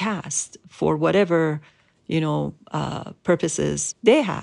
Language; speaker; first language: English; non-native, fluent; Persian